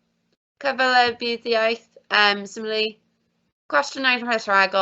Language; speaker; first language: Welsh; non-native, fluent; English